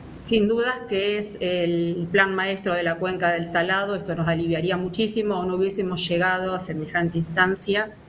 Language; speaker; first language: Spanish; native; Spanish